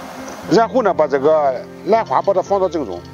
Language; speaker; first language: Chinese; native; Chinese